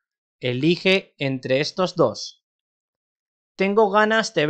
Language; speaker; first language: Spanish; non-native, fluent; Urdu